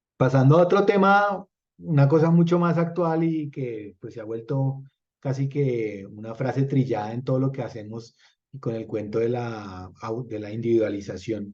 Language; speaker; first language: Spanish; native; Spanish